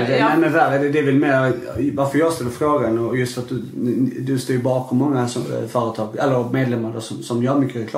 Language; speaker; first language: Swedish; native; Swedish